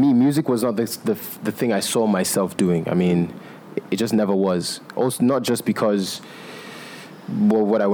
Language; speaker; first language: English; non-native, local second language; Yoruba